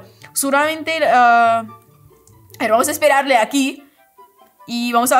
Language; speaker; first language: Spanish; non-native, fluent; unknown